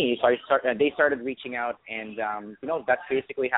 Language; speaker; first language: English; non-native, fluent; Arabic